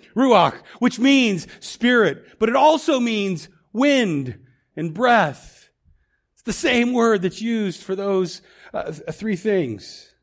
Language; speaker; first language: English; native; English